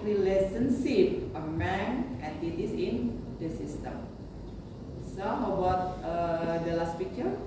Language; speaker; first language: English; non-native, learner; Indonesian